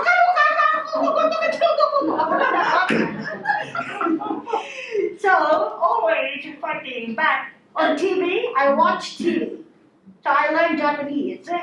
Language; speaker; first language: English; non-native, local second language; Filipino